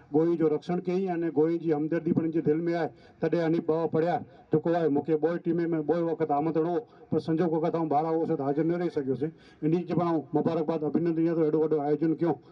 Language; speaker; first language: Gujarati; non-native, local second language; Kachhi